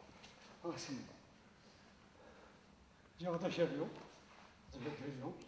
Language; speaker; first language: Japanese; native; Japanese